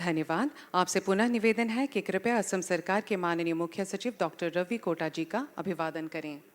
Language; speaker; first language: Hindi; non-native, local second language; Assamese